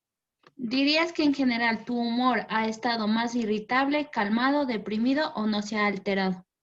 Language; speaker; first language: Spanish; native; Spanish